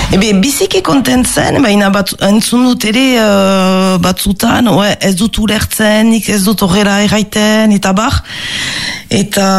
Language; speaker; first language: Basque; non-native, local second language; French